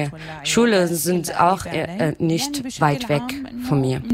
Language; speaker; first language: German; non-native, learner; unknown